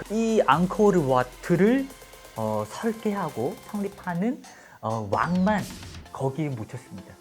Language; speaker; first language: Korean; non-native, fluent; Khmer